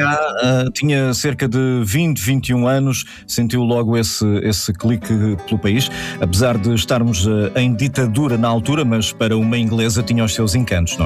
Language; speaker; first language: Portuguese; native; Portuguese